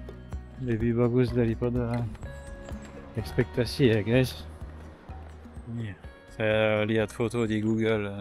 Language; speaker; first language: Indonesian; non-native, learner; French